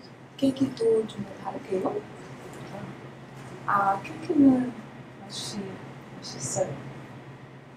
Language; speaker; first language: Korean; non-native, learner; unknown